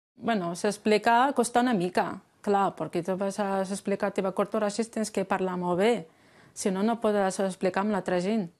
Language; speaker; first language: Catalan; non-native, learner; Arabic